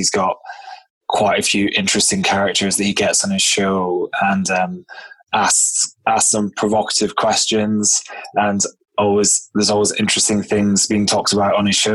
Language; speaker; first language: English; native; English